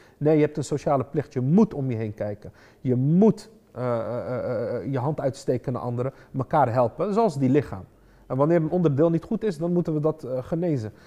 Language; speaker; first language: Dutch; early bilingual, other home language; Arabic